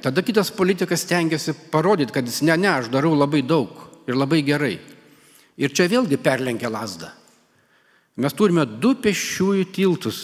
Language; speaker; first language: Lithuanian; native; Lithuanian